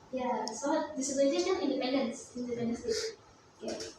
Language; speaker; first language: English; non-native, fluent; Indonesian